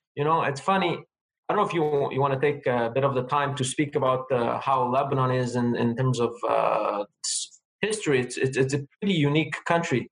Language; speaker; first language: English; non-native, fluent; Armenian